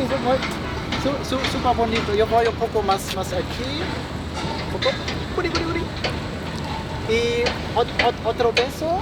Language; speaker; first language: Spanish; non-native, learner; German